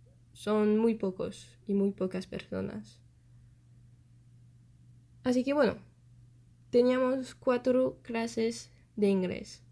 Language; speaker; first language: Spanish; non-native, fluent; French